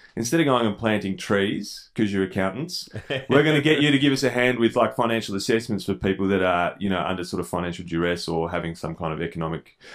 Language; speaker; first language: English; native; English